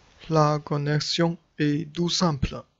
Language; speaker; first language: French; non-native, learner; Chinese